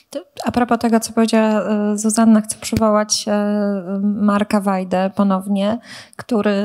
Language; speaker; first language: Polish; native; Polish